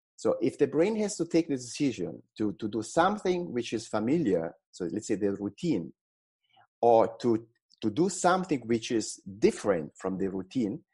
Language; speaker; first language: English; non-native, fluent; Italian